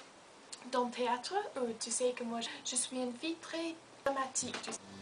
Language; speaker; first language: French; non-native, learner; English